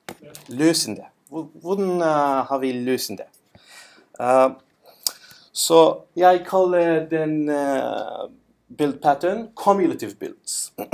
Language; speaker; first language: Norwegian; non-native, learner; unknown